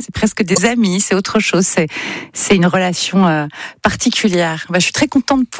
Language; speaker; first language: French; native; French